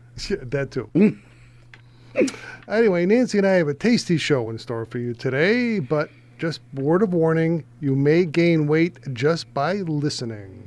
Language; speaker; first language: English; native; English